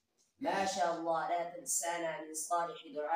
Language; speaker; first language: Arabic; non-native, learner; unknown